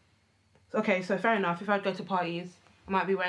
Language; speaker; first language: English; native; English